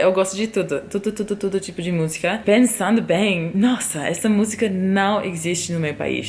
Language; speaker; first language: Portuguese; non-native, fluent; English